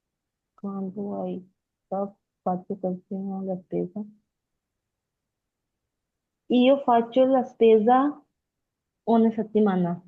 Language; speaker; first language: Italian; non-native, learner; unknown